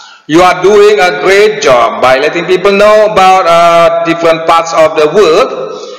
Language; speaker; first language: English; non-native, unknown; Indonesian